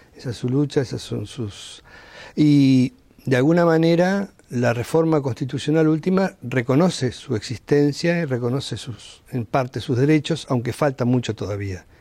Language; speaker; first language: Spanish; native; Spanish